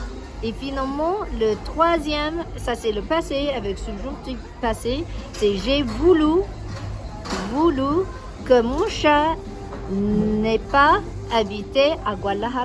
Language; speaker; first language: French; non-native, learner; English